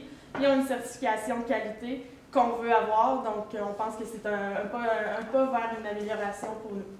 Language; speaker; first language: French; native; French